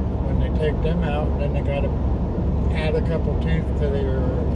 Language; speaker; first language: English; native; English